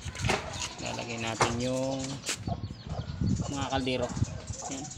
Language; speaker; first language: Filipino; native; Filipino